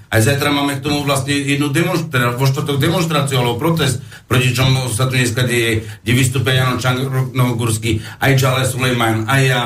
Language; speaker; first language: Slovak; non-native, fluent; Arabic